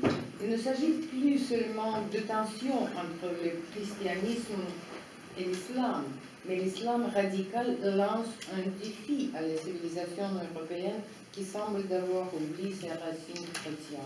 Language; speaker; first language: French; non-native, fluent; Russian